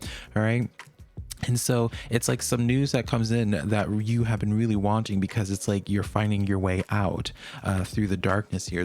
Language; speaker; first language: English; native; English